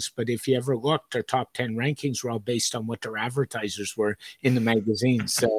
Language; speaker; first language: English; native; English